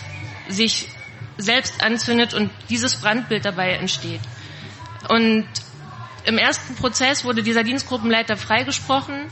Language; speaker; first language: German; native; German